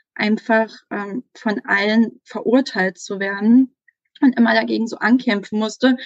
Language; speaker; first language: German; native; German